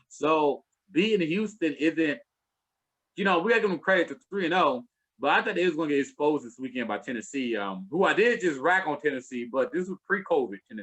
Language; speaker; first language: English; native; English